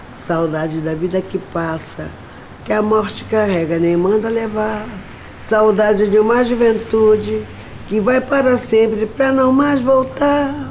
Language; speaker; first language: Portuguese; native; Portuguese